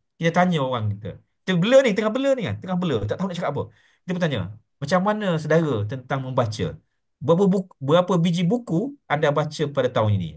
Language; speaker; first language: Malay; native; Malay